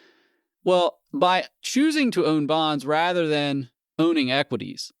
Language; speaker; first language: English; native; English